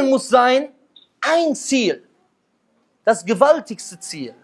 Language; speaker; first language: German; native; German